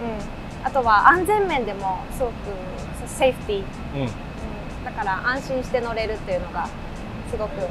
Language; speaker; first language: Japanese; native; Japanese